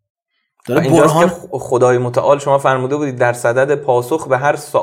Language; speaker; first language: Persian; native; Persian